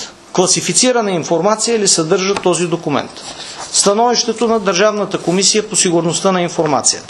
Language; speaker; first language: Bulgarian; native; Bulgarian